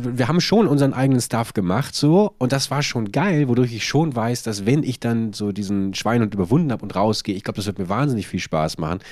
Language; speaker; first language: German; native; German